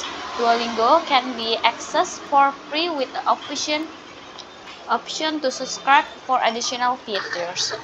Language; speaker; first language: English; non-native, learner; Indonesian